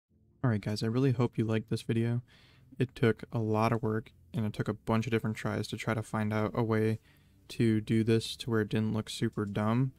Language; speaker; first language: English; native; English